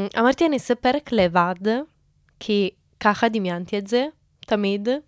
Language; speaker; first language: Hebrew; non-native, fluent; Italian